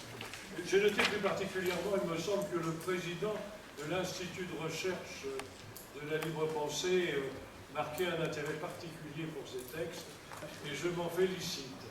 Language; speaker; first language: French; native; French